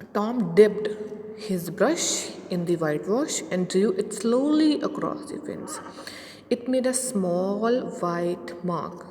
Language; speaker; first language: English; non-native, local second language; Punjabi